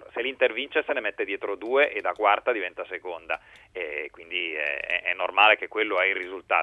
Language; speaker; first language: Italian; native; Italian